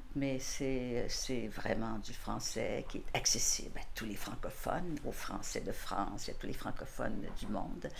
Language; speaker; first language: French; native; French